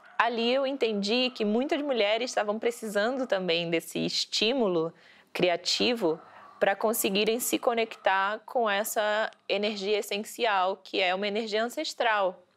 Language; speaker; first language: Portuguese; early bilingual, heritage; Portuguese